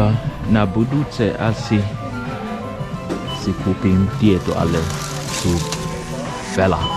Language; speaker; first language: Slovak; non-native, learner; English